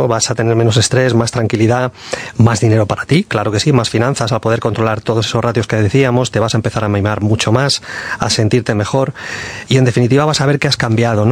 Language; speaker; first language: Spanish; native; Spanish